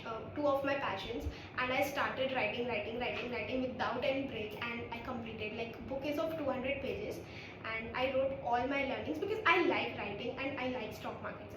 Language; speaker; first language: English; non-native, local second language; Hindi